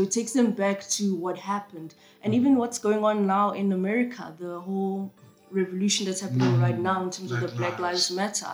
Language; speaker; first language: English; non-native, local second language; Zulu